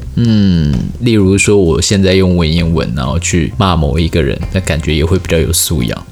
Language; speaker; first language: Chinese; native; Chinese